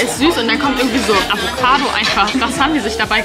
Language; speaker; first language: German; native; German